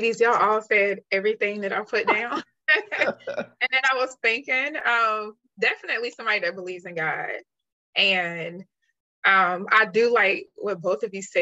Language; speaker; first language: English; native; English